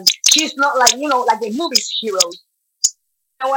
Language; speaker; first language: English; non-native, learner; Spanish